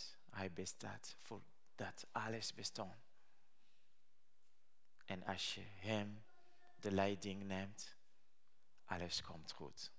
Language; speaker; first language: Dutch; non-native, learner; Rundi